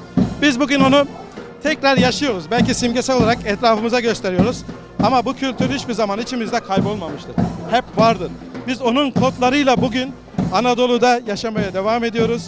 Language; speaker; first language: Turkish; native; Turkish